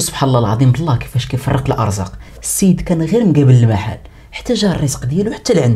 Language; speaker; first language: Arabic; native; Arabic